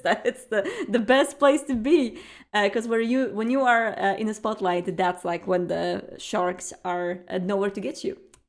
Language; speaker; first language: English; non-native, fluent; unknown